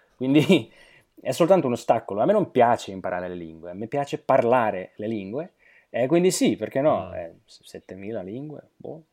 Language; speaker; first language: Italian; non-native, fluent; Slovak